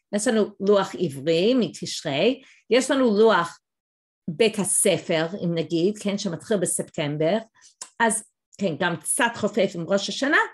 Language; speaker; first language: Hebrew; non-native, fluent; English